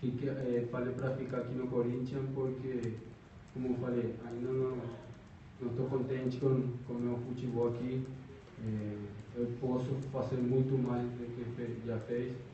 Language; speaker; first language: Portuguese; non-native, fluent; Spanish